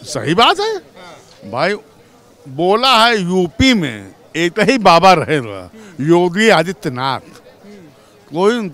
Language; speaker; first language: Hindi; native; Hindi